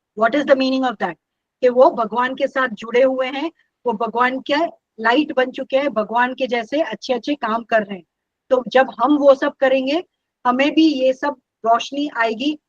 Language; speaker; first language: Hindi; non-native, local second language; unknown